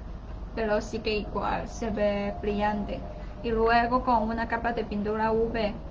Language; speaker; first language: Spanish; non-native, learner; Chinese